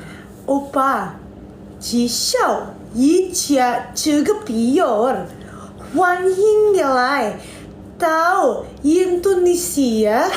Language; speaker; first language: Chinese; non-native, learner; Indonesian